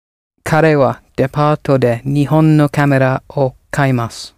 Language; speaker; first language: Japanese; non-native, learner; English